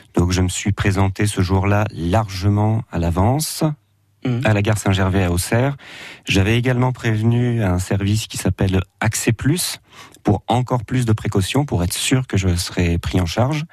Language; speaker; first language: French; native; French